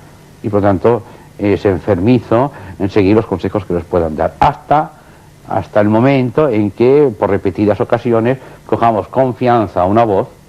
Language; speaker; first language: Spanish; native; Spanish